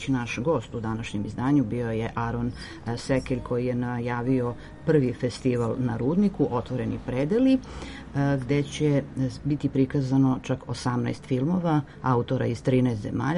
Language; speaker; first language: Serbian; native; Serbian